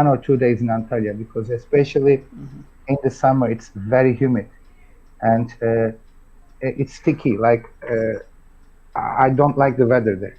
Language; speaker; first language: English; non-native, fluent; Turkish